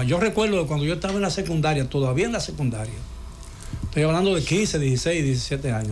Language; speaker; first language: Spanish; native; Spanish